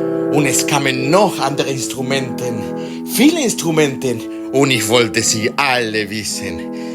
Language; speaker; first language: German; non-native, fluent; Spanish